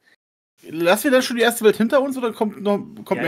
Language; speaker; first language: German; native; German